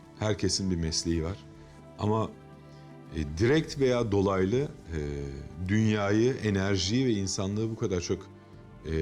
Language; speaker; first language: Turkish; native; Turkish